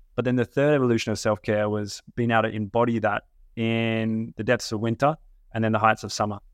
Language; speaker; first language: English; native; English